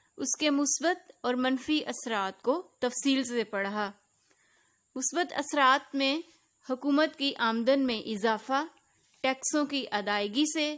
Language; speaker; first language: Urdu; native; Urdu